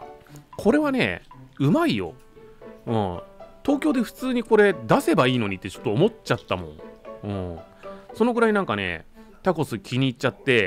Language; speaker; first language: Japanese; native; Japanese